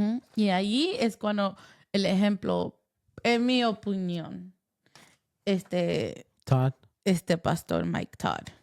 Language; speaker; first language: Spanish; early bilingual, heritage; Spanish